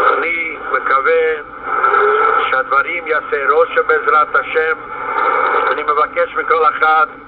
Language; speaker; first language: Hebrew; non-native, fluent; Yiddish